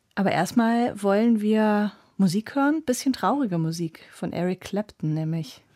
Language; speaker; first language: German; native; German